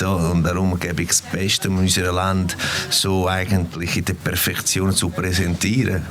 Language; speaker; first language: German; non-native, fluent; Italian